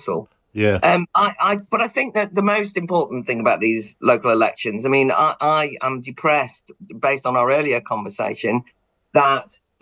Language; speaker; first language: English; native; English